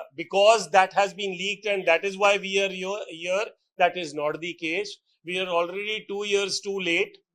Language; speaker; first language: English; non-native, local second language; Punjabi